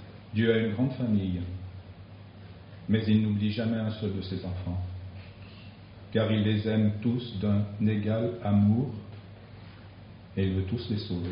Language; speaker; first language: French; native; French